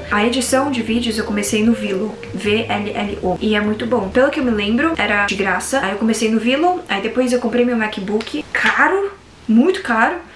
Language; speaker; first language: Portuguese; native; Portuguese